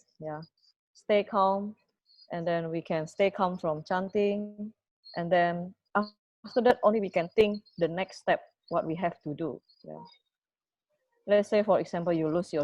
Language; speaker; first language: English; non-native, fluent; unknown